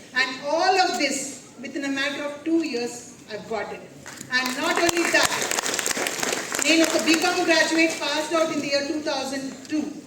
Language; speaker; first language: English; non-native, local second language; Telugu